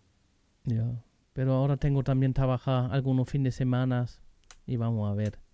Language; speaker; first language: Spanish; non-native, learner; German